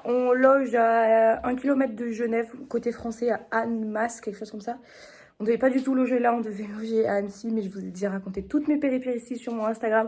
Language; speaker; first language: French; native; French